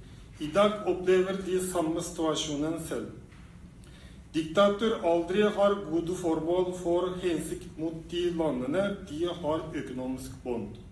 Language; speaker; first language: Norwegian; non-native, fluent; Uyghur